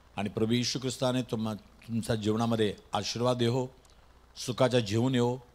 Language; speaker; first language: Marathi; non-native, local second language; Tamil